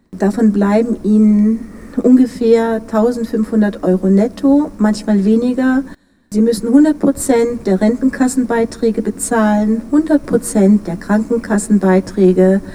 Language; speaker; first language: German; native; German